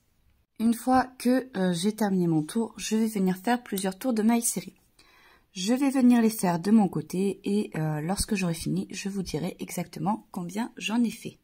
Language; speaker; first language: French; native; French